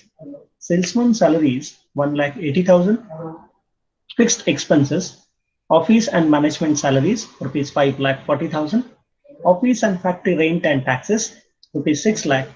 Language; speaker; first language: English; non-native, local second language; Marathi